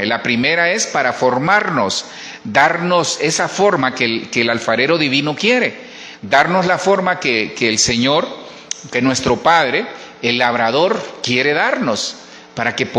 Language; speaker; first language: Spanish; native; Spanish